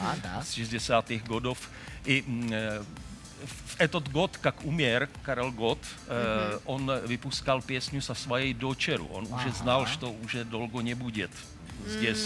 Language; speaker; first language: Russian; non-native, learner; Czech